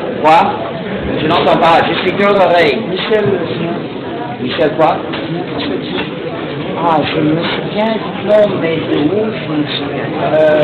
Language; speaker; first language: French; non-native, fluent; English